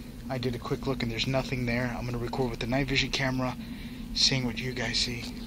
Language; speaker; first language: English; native; English